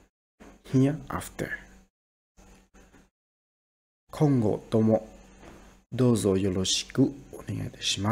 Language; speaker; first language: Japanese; non-native, fluent; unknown